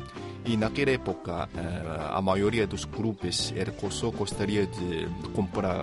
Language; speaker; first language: Portuguese; non-native, fluent; Chinese